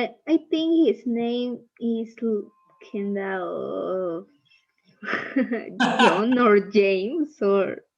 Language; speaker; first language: English; non-native, learner; Spanish